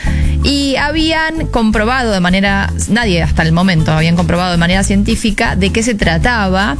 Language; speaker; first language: Spanish; native; Spanish